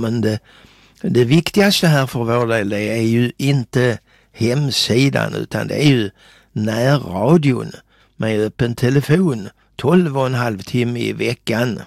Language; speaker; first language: Swedish; native; Swedish